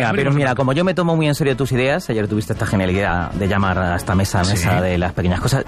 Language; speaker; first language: Spanish; native; Spanish